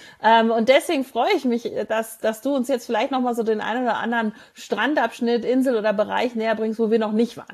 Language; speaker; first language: German; native; German